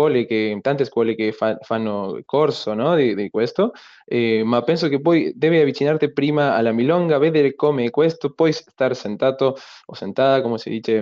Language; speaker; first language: Italian; non-native, learner; Spanish